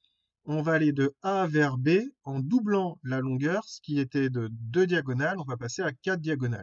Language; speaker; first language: French; native; French